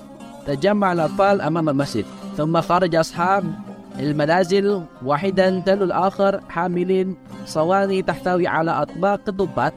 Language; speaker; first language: Arabic; non-native, fluent; Indonesian